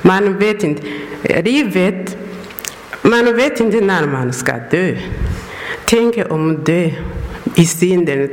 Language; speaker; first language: Swedish; non-native, learner; Persian